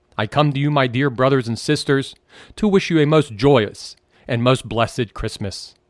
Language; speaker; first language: English; native; English